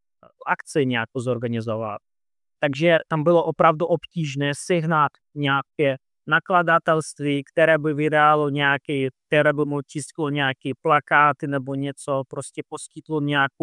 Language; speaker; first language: Czech; non-native, fluent; Russian